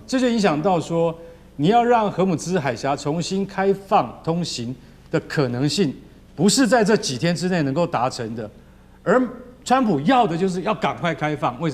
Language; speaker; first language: Chinese; native; Chinese